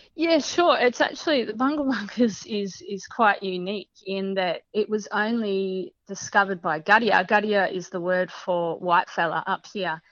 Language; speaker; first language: English; native; English